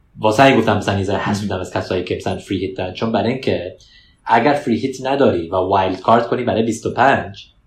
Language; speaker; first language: Persian; early bilingual, heritage; Persian